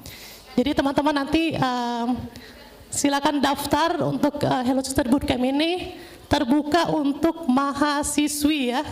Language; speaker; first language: Indonesian; native; Indonesian